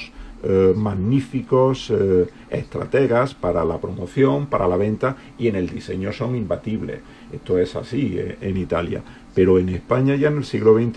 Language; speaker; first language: Spanish; native; Spanish